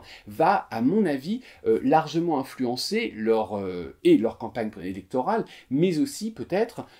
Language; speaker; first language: French; native; French